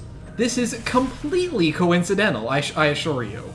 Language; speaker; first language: English; native; English